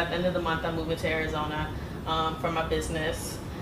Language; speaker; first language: English; native; English